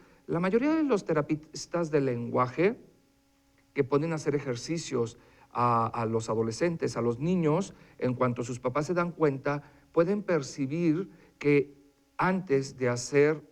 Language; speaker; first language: Spanish; native; Spanish